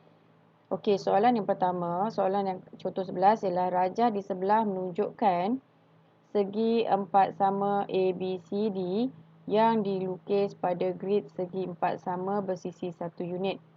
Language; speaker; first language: Malay; native; Malay